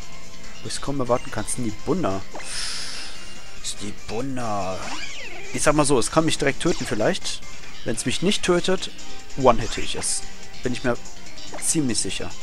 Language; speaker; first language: German; native; German